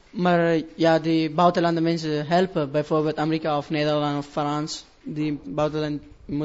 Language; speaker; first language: Dutch; non-native, learner; Persian